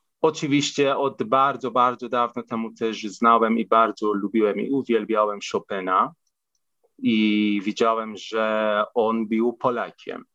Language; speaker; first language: Polish; non-native, fluent; Persian